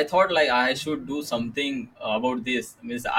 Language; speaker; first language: English; non-native, local second language; Marathi